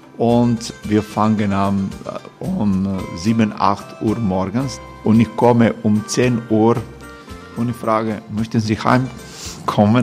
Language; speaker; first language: German; non-native, learner; Croatian